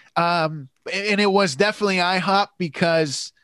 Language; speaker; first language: English; native; English